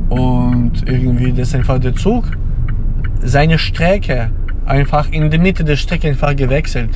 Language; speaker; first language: German; non-native, fluent; Ukrainian